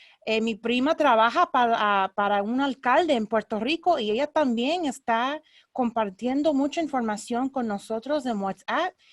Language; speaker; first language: Spanish; early bilingual, heritage; Spanish